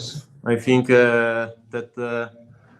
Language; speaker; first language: English; non-native, learner; Italian